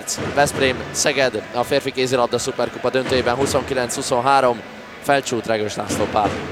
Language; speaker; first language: Hungarian; native; Hungarian